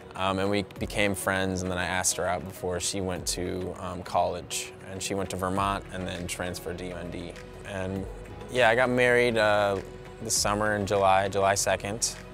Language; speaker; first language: English; native; English